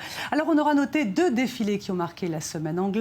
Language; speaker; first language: French; native; French